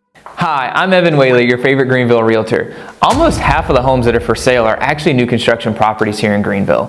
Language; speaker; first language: English; native; English